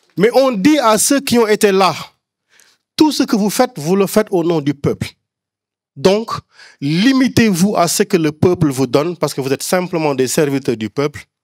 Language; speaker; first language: French; non-native, local second language; Wolof